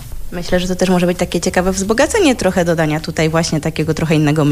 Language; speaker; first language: Polish; native; Polish